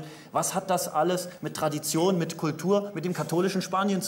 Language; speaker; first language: German; native; German